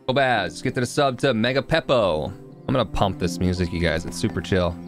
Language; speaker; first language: English; native; English